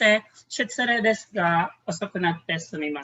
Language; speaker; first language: Japanese; non-native, fluent; Filipino